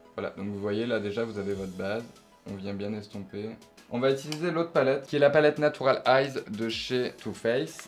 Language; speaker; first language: French; native; French